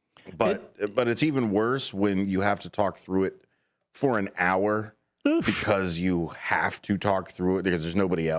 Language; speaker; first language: English; native; English